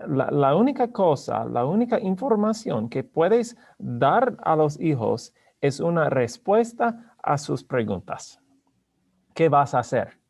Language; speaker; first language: Spanish; non-native, learner; English